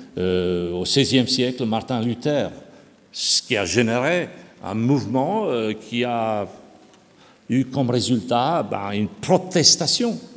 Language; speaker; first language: French; non-native, fluent; Romanian